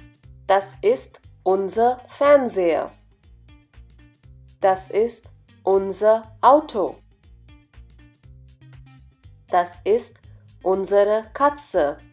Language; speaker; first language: German; non-native, fluent; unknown